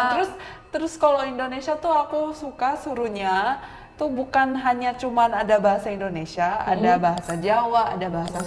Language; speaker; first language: Indonesian; early bilingual, other home language; Korean